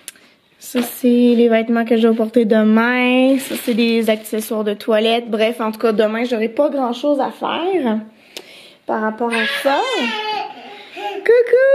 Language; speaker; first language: French; native; French